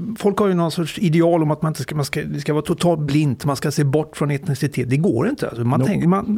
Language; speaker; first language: Swedish; native; Swedish